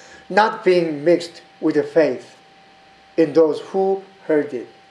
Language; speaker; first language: English; non-native, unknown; Korean